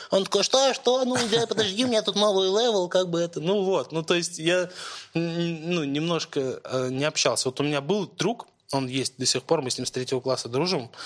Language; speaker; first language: Russian; native; Russian